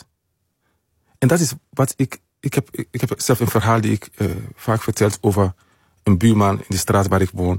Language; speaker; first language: Dutch; non-native, fluent; Mandingo